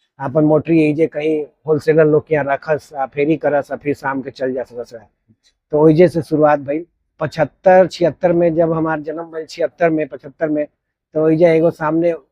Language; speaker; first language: Bhojpuri; non-native, local second language; Punjabi